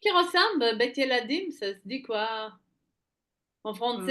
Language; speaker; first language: French; non-native, fluent; Hebrew